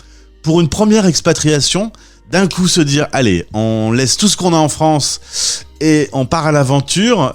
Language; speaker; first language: French; native; French